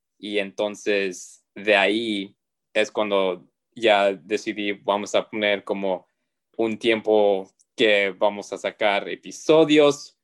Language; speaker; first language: Spanish; early bilingual, heritage; Spanish